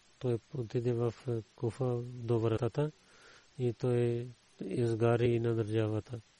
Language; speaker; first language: Bulgarian; non-native, learner; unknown